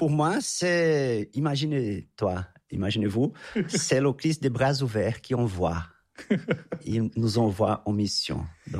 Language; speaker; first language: French; non-native, fluent; Portuguese